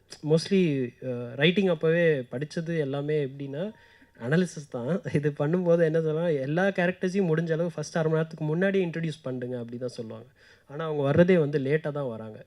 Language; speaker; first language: Tamil; native; Tamil